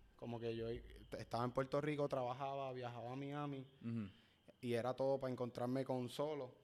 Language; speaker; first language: Spanish; native; Spanish